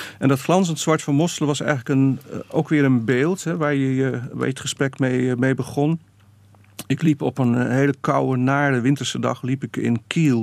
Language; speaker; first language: Dutch; native; Dutch